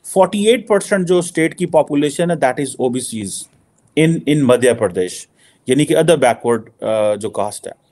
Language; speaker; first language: Urdu; native; Urdu